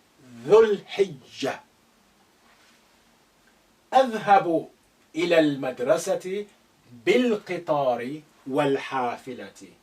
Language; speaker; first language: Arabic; non-native, fluent; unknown